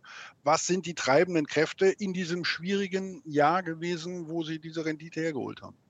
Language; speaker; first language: German; native; German